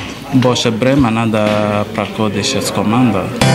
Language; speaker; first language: Russian; non-native, learner; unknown